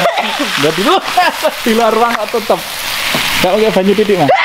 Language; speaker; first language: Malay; non-native, local second language; Javanese